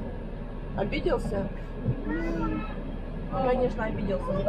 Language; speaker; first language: Russian; native; Russian